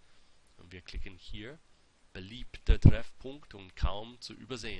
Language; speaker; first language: German; non-native, fluent; English